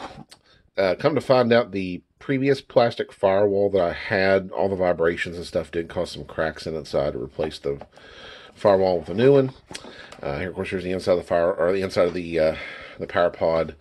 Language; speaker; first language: English; native; English